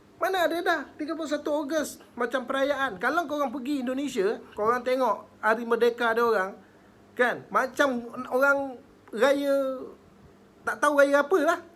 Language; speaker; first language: Malay; native; Malay